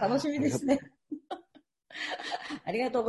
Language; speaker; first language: Japanese; native; Japanese